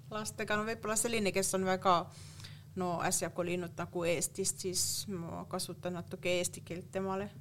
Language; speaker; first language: Estonian; native; Estonian